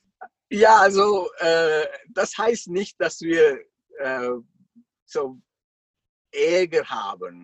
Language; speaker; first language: German; non-native, fluent; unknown